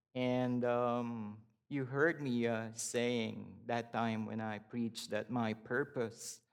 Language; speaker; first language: English; non-native, local second language; Filipino